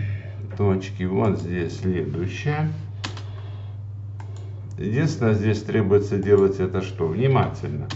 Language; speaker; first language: Russian; native; Russian